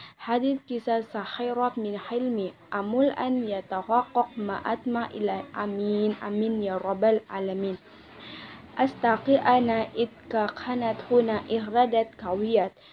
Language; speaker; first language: Arabic; non-native, learner; Indonesian